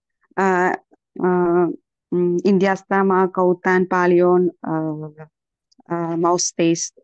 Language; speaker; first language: Finnish; non-native, learner; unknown